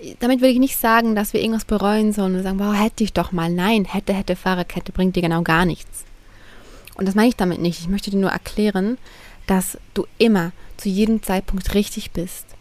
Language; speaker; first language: German; native; German